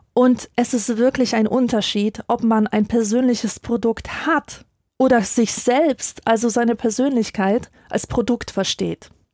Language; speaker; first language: German; early bilingual, other home language; Polish